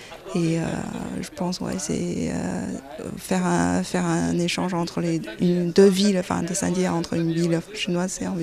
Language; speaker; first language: French; non-native, fluent; Chinese